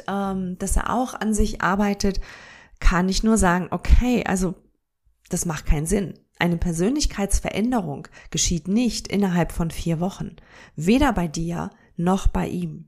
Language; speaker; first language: German; native; German